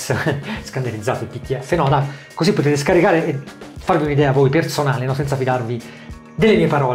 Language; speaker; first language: Italian; native; Italian